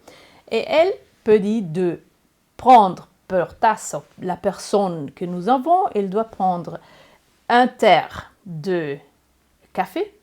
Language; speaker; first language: French; non-native, learner; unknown